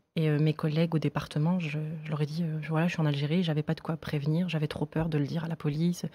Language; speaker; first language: French; native; French